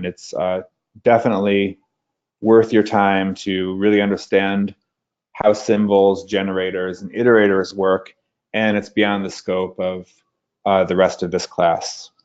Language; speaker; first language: English; native; English